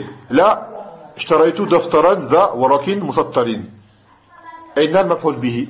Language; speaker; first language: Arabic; non-native, fluent; French